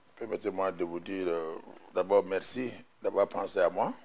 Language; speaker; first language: French; non-native, local second language; Mossi